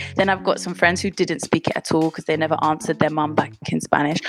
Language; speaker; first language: English; native; English